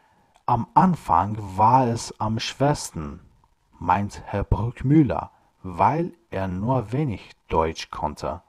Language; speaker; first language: German; non-native, fluent; Persian